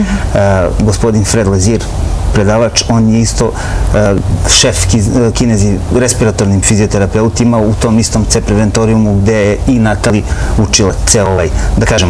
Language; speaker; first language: Serbian; native; Serbian